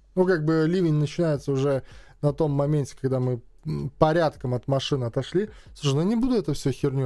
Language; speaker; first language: Russian; native; Russian